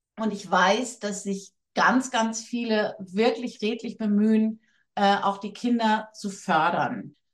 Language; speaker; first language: German; native; German